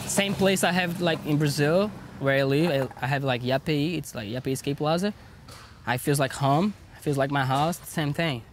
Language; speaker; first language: English; non-native, learner; Portuguese